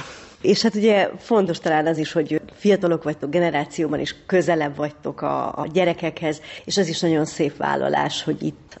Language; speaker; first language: Hungarian; native; Hungarian